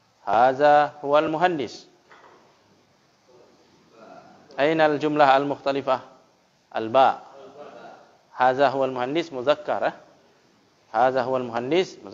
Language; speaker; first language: Arabic; non-native, fluent; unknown